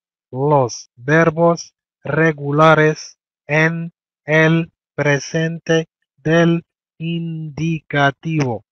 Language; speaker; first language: Spanish; non-native, fluent; Arabic